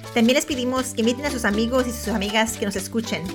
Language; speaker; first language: Spanish; early bilingual, heritage; Spanish